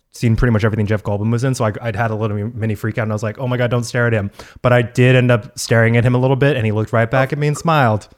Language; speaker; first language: English; native; English